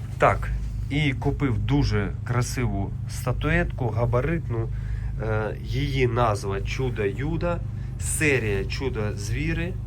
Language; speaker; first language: Ukrainian; native; Ukrainian